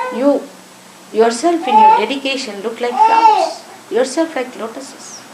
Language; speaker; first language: English; non-native, local second language; Marathi